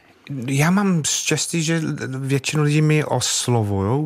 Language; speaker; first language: Czech; non-native, fluent; English